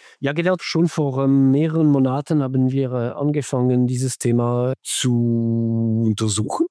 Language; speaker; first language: German; non-native, fluent; French